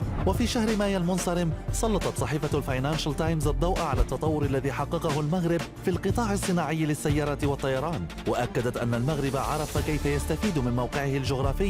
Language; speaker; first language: Arabic; native; Arabic